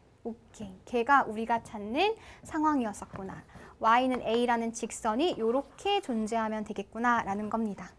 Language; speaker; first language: Korean; native; Korean